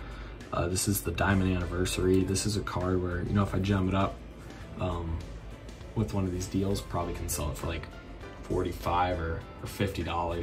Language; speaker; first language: English; native; English